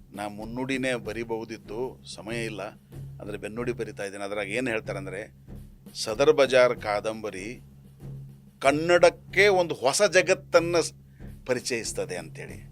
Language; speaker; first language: Kannada; native; Kannada